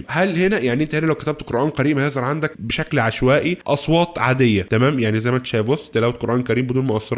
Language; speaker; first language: Arabic; native; Arabic